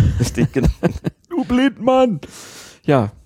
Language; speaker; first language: German; native; German